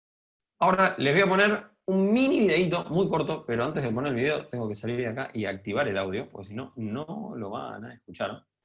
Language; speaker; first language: Spanish; native; Spanish